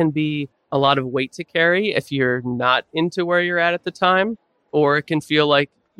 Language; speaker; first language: English; native; English